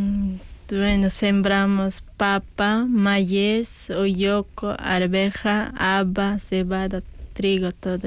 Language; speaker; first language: Spanish; non-native, local second language; Quechua